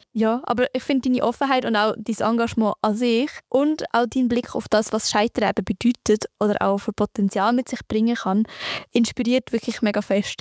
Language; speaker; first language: German; native; German